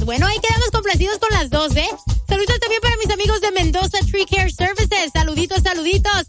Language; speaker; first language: Spanish; native; Spanish